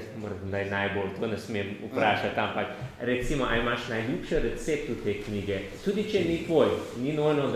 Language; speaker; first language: Slovenian; non-native, learner; English